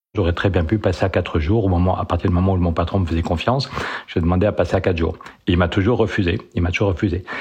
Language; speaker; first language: French; native; French